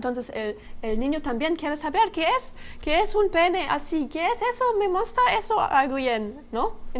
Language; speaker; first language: Spanish; non-native, learner; French